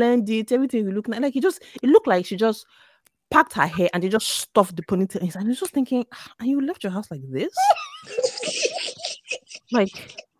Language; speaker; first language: English; non-native, local second language; Yoruba